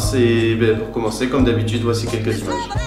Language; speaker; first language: French; native; French